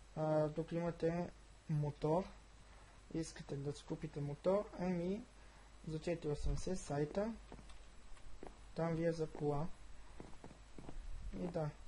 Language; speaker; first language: Bulgarian; native; Bulgarian